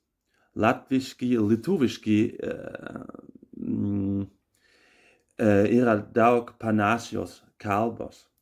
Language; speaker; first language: Lithuanian; non-native, learner; German